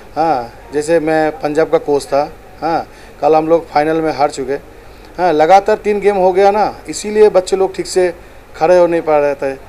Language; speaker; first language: Hindi; non-native, local second language; Bangla